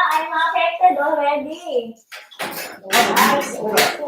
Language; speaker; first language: English; non-native, local second language; Filipino